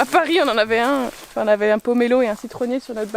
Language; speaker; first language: French; native; French